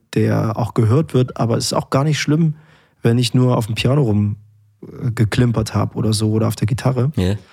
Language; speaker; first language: German; native; German